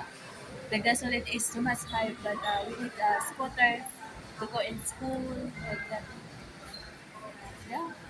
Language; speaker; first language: English; non-native, local second language; Filipino